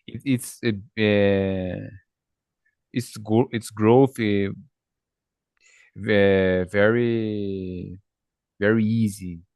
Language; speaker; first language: English; non-native, learner; Portuguese